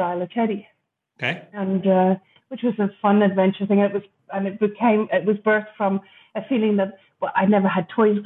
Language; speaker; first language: English; native; English